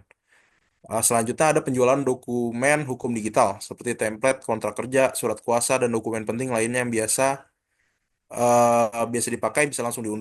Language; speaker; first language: Indonesian; native; Indonesian